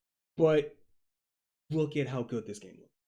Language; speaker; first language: English; native; English